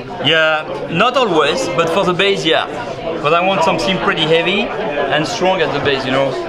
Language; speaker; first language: English; non-native, fluent; French